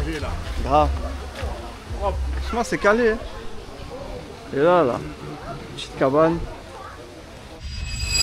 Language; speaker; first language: French; native; French